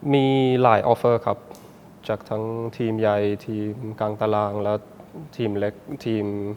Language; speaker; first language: Thai; early bilingual, heritage; Thai